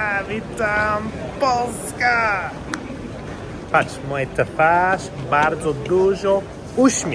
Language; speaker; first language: Polish; non-native, learner; English